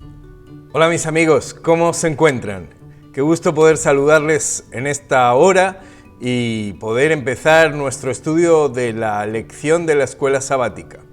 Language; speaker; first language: Spanish; native; Spanish